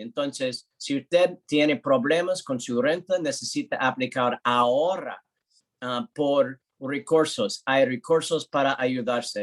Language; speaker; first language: Spanish; non-native, learner; English